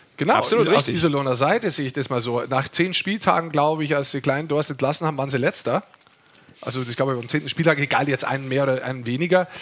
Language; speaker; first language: German; native; German